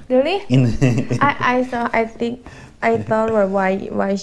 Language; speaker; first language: English; non-native, learner; Thai